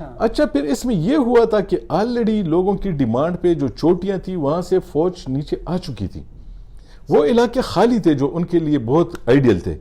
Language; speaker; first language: Urdu; non-native, local second language; Pashto